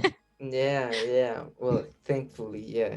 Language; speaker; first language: English; non-native, learner; Spanish